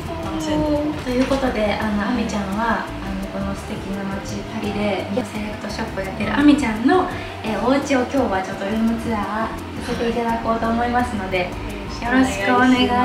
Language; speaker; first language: Japanese; native; Japanese